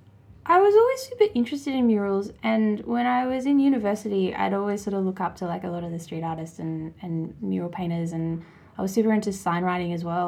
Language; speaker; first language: English; native; English